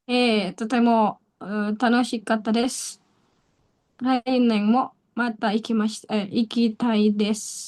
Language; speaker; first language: Japanese; non-native, learner; Indonesian